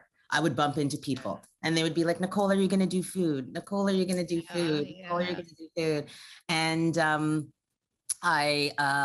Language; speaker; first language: English; native; English